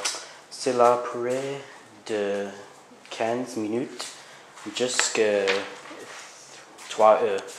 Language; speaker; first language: French; non-native, learner; English